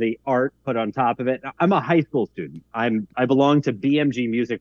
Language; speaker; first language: English; native; English